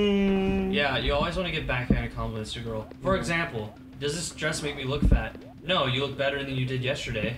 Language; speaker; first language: English; native; English